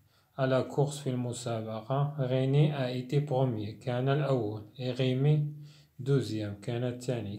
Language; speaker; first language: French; non-native, local second language; Arabic